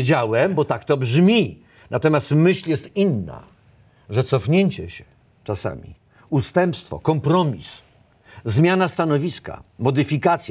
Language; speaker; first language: Polish; native; Polish